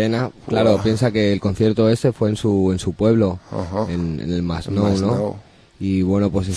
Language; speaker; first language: Spanish; native; Spanish